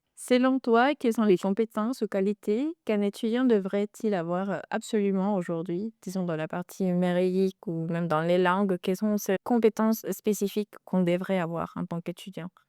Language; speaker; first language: French; non-native, fluent; Spanish